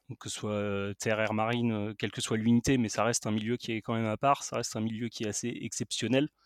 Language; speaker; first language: French; native; French